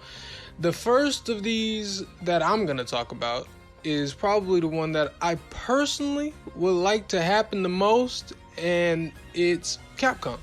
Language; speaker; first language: English; native; English